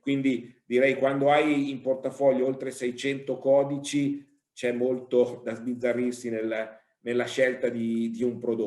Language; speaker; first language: Italian; native; Italian